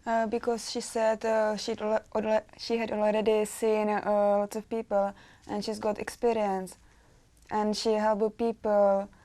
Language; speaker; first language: English; non-native, learner; Czech